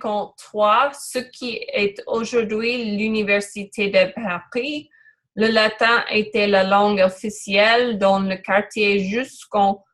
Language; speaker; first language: French; non-native, learner; English